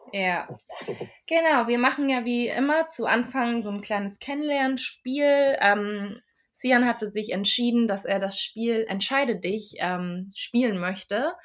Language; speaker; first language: German; native; German